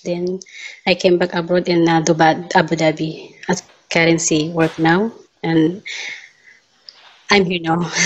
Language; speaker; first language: English; non-native, learner; Filipino